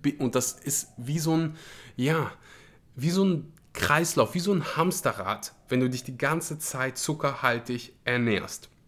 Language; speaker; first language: German; early bilingual, other home language; Russian